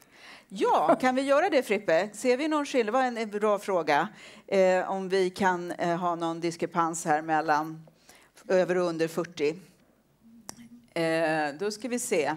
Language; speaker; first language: Swedish; native; Swedish